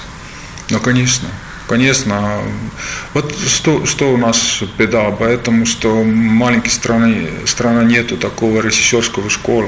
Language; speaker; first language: Russian; non-native, learner; Estonian